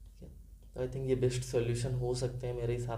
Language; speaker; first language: Hindi; native; Hindi